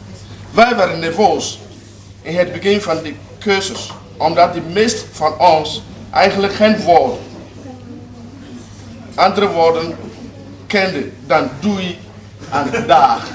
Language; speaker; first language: Dutch; non-native, learner; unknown